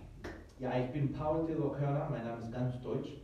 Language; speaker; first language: German; early bilingual, heritage; Spanish